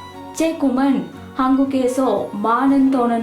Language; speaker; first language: Korean; non-native, learner; Sinhala